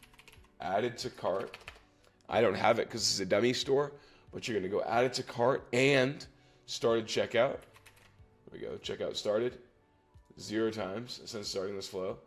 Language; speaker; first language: English; native; English